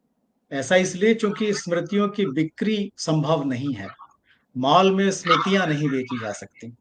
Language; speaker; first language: Hindi; native; Hindi